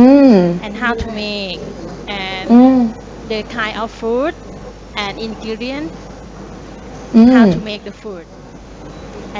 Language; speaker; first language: English; non-native, learner; Thai